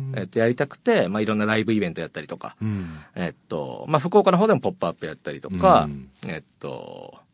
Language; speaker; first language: Japanese; native; Japanese